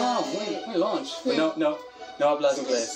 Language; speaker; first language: Spanish; non-native, learner; English